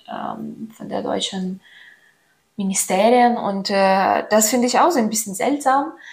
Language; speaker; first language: German; non-native, fluent; Ukrainian